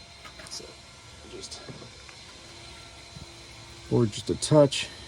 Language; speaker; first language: English; native; English